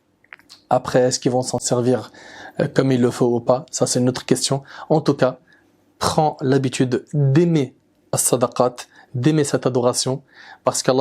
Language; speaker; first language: French; native; French